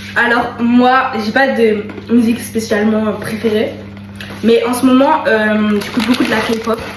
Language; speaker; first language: French; native; French